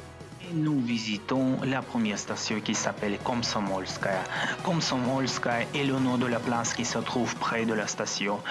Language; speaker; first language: French; non-native, fluent; Russian